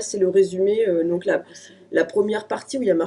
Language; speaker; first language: French; native; French